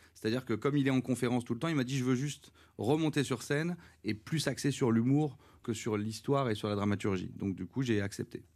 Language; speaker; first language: French; native; French